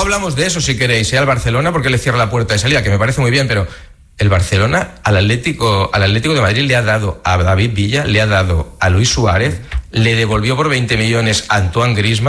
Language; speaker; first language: Spanish; native; Spanish